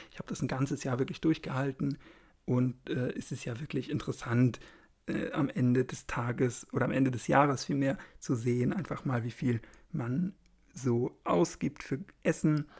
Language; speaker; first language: German; native; German